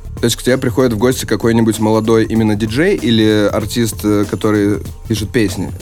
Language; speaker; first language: Russian; native; Russian